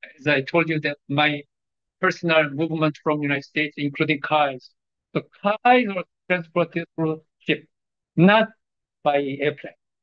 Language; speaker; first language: English; non-native, fluent; Korean